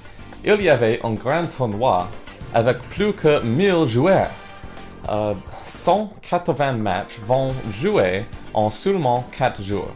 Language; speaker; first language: French; non-native, learner; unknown